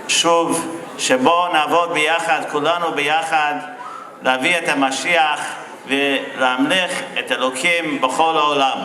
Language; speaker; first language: Hebrew; non-native, fluent; English